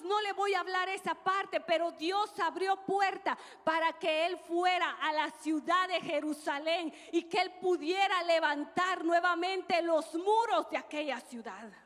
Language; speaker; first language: Spanish; native; Spanish